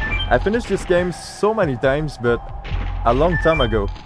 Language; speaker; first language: English; non-native, fluent; French